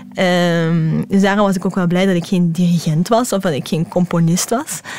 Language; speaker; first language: Dutch; native; Dutch